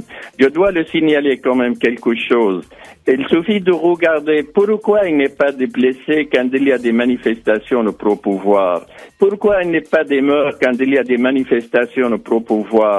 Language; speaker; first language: French; non-native, fluent; Arabic